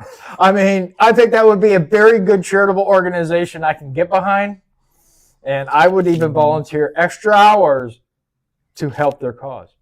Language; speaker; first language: English; native; English